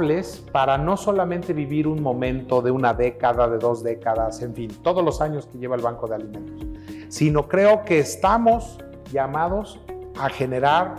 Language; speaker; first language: Spanish; native; Spanish